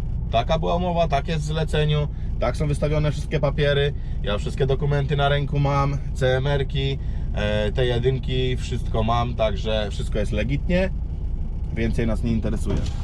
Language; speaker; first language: Polish; native; Polish